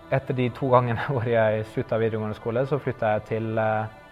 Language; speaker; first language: Norwegian; early bilingual, other home language; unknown